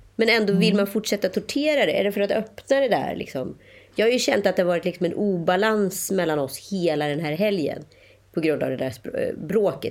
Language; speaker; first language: Swedish; native; Swedish